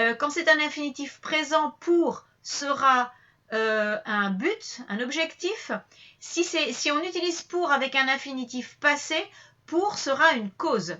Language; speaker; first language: French; native; French